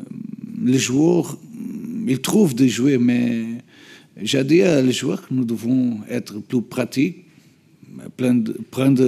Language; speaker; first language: French; non-native, learner; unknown